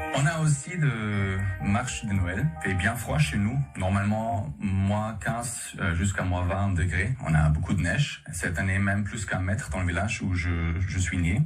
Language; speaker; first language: French; non-native, learner; German